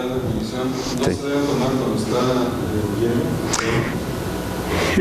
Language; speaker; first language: Spanish; native; Spanish